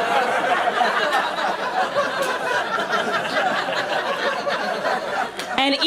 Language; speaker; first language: English; non-native, fluent; Russian